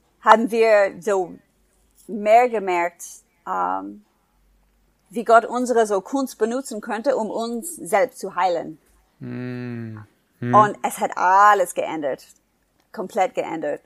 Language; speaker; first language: German; non-native, fluent; English